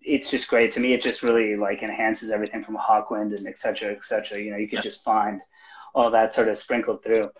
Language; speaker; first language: English; native; English